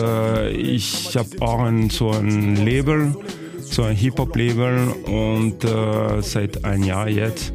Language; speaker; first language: German; non-native, learner; French